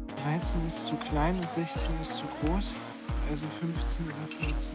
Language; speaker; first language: German; native; German